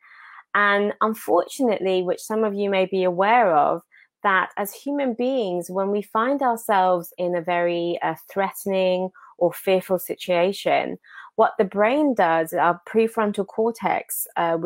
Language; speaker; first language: English; native; English